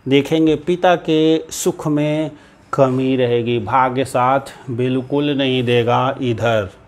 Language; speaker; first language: Hindi; native; Hindi